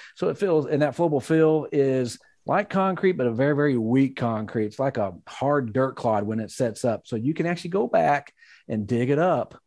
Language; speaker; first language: English; native; English